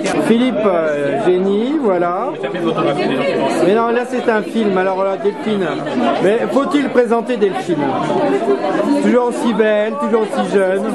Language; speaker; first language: French; native; French